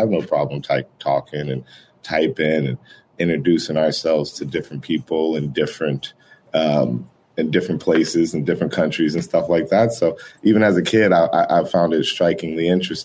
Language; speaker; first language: English; native; English